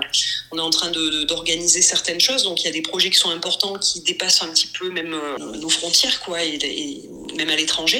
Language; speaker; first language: French; native; French